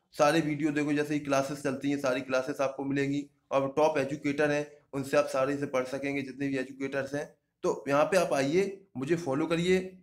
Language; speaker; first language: Hindi; native; Hindi